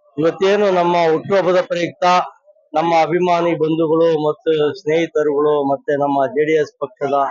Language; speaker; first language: Kannada; native; Kannada